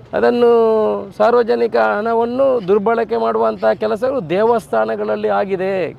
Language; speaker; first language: Kannada; native; Kannada